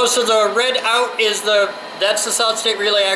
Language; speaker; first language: English; native; English